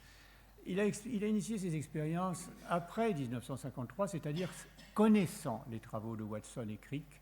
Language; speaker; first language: French; native; French